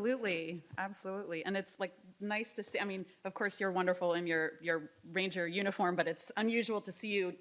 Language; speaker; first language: English; native; English